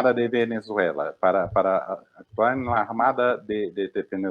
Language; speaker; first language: Spanish; non-native, fluent; Portuguese